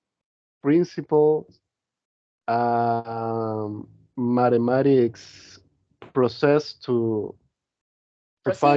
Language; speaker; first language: English; non-native, learner; Spanish